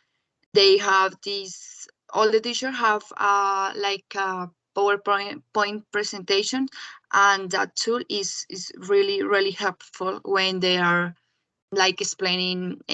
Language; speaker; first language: English; non-native, learner; Spanish